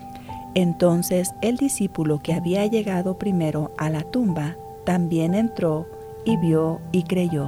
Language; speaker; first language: Spanish; native; Spanish